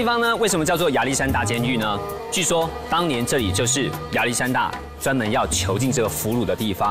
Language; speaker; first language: Chinese; native; Chinese